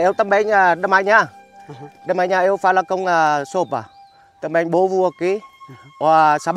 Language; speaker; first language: Portuguese; non-native, learner; Vietnamese